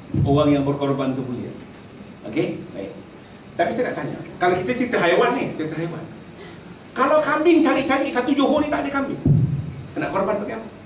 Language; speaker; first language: Malay; native; Malay